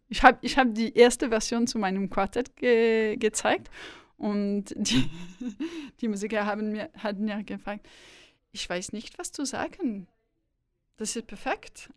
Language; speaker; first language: German; non-native, learner; French